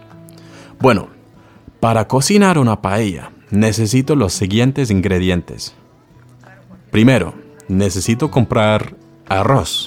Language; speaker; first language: Spanish; non-native, learner; English